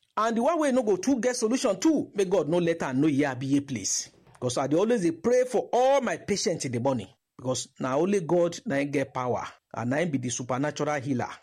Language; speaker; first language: Nigerian Pidgin; non-native, local second language; Yoruba